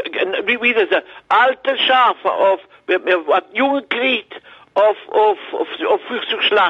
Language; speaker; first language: German; non-native, learner; French